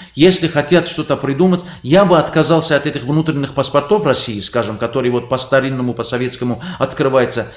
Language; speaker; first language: Russian; non-native, fluent; Arabic